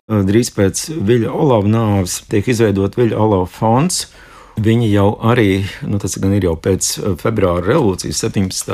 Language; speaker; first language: Latvian; native; Latvian